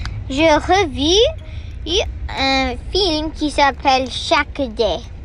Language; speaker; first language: French; non-native, learner; English